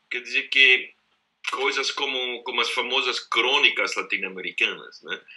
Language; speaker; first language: Portuguese; non-native, fluent; German